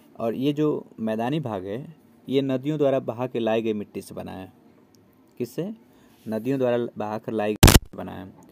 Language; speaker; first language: Hindi; native; Hindi